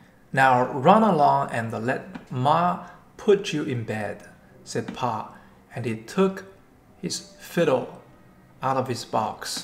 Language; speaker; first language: English; non-native, fluent; Chinese